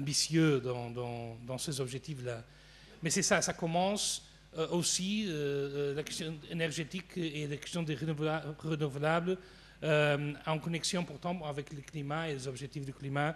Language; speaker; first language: French; non-native, fluent; Portuguese